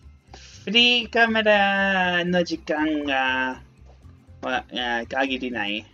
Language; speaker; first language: Japanese; non-native, learner; Spanish